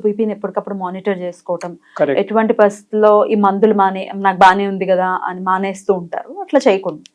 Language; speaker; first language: Telugu; native; Telugu